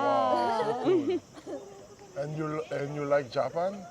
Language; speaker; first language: English; non-native, learner; French